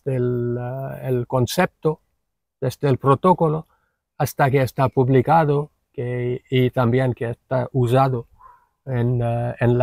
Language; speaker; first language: Spanish; non-native, fluent; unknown